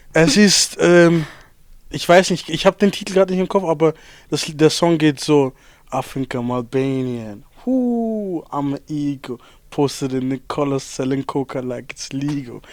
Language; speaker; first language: German; early bilingual, other home language; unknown